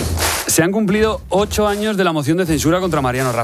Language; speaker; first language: Spanish; native; Spanish